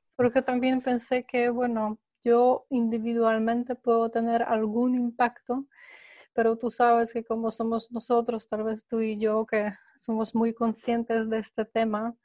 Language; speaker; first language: Spanish; non-native, fluent; Polish